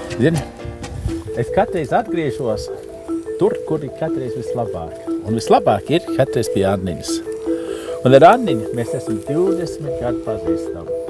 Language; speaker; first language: Latvian; early bilingual, heritage; Latvian